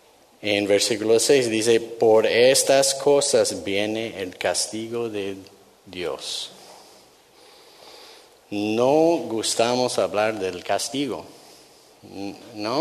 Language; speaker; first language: Spanish; non-native, fluent; English